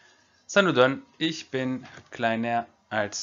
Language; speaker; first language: German; non-native, fluent; French